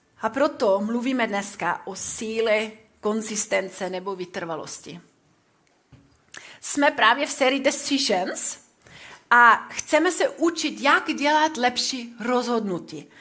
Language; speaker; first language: Czech; non-native, fluent; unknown